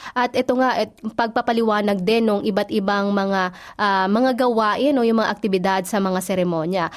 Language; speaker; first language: Filipino; native; Filipino